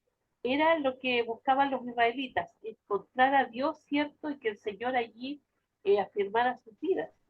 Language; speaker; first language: Spanish; native; Spanish